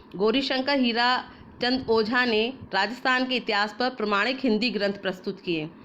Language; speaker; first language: Hindi; native; Hindi